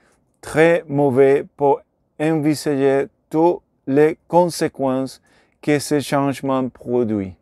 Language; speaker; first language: French; non-native, learner; Spanish